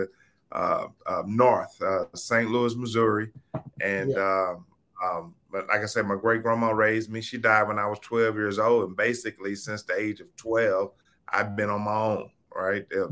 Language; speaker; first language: English; native; English